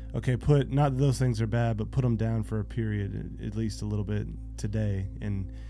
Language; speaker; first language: English; native; English